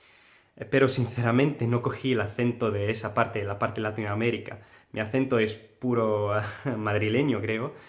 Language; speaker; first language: Spanish; early bilingual, heritage; Spanish